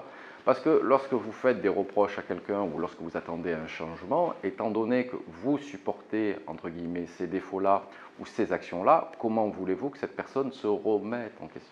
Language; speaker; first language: French; native; French